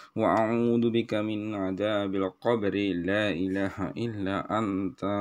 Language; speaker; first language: Arabic; non-native, learner; Indonesian